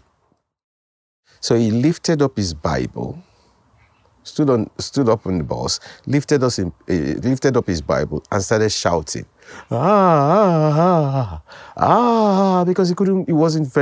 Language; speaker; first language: English; non-native, local second language; Yoruba